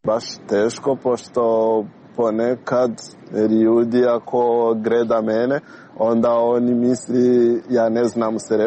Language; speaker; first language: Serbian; non-native, learner; Rundi